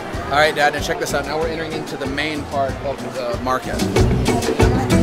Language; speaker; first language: English; native; English